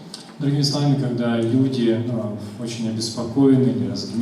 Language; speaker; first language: Russian; native; Russian